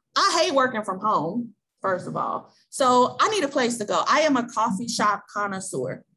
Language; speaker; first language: English; native; English